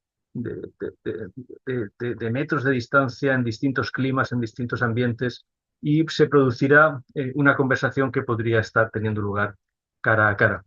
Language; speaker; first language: Spanish; native; Spanish